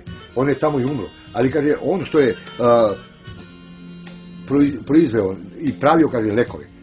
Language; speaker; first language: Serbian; non-native, local second language; Romany